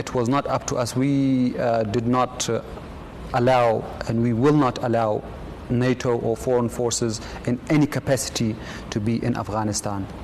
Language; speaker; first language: English; non-native, fluent; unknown